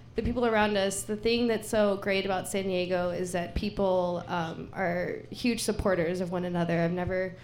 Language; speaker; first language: English; native; English